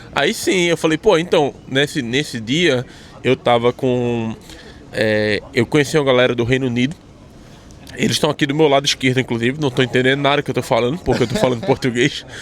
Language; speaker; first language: Portuguese; native; Portuguese